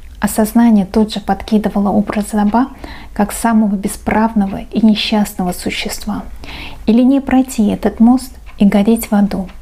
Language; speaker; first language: Russian; non-native, local second language; Uzbek